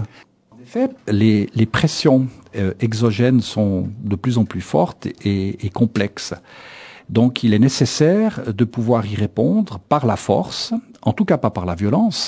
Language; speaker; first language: French; native; French